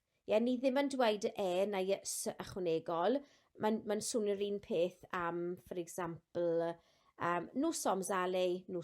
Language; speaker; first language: Welsh; non-native, local second language; English